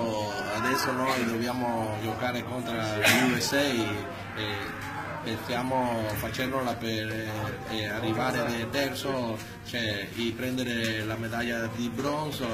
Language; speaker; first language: Italian; non-native, fluent; Spanish